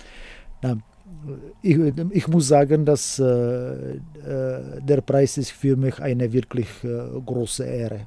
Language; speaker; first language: German; non-native, fluent; Czech